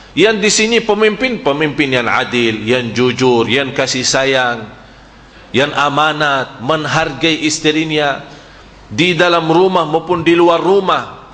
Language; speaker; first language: Malay; non-native, fluent; Arabic